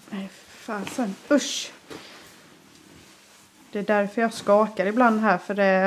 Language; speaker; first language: Swedish; native; Swedish